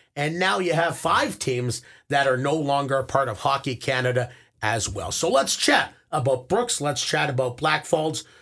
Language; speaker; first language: English; native; English